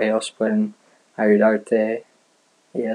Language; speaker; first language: Spanish; non-native, learner; English